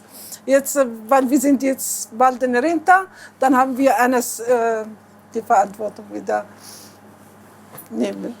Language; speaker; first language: German; non-native, learner; Arabic